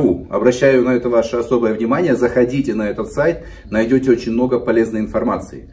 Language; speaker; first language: Russian; native; Russian